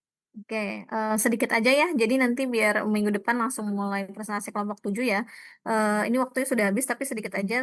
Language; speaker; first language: Indonesian; native; Indonesian